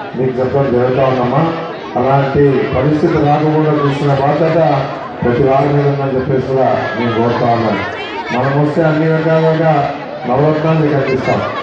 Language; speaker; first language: Telugu; native; Telugu